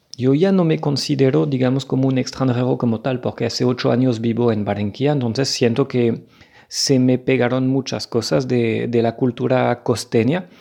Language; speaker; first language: Spanish; non-native, fluent; French